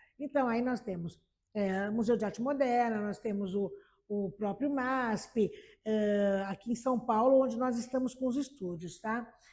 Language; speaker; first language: Portuguese; native; Portuguese